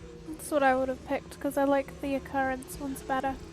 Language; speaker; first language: English; native; English